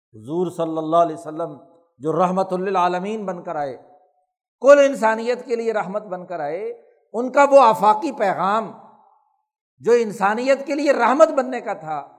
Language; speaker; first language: Urdu; non-native, local second language; Punjabi